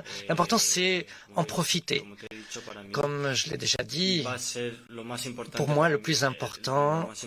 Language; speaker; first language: French; non-native, fluent; Spanish